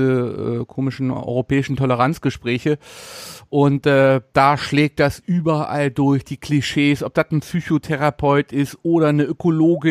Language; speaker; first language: German; native; German